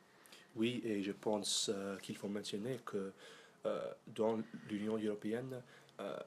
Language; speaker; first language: French; non-native, learner; English